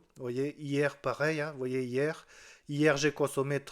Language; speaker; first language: French; native; French